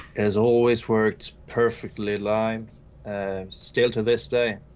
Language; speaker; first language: English; non-native, fluent; Swedish